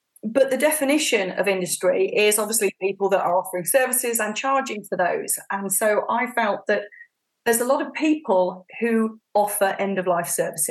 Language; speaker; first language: English; native; English